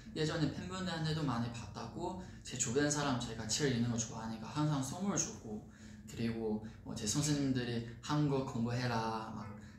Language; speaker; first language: Korean; non-native, fluent; Chinese